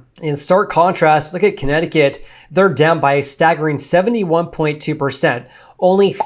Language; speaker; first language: English; native; English